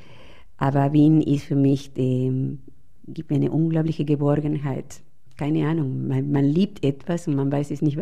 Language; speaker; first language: German; non-native, fluent; Spanish